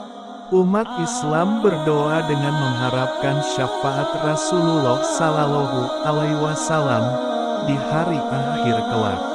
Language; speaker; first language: Indonesian; native; Indonesian